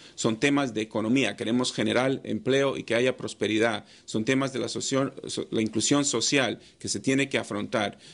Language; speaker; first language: Spanish; non-native, fluent; English